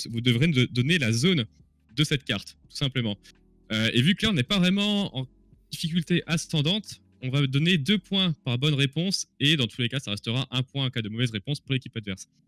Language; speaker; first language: French; native; French